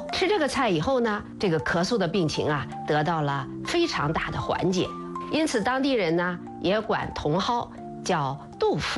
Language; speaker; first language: Chinese; native; Chinese